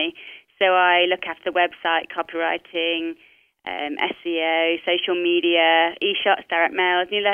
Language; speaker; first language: English; native; English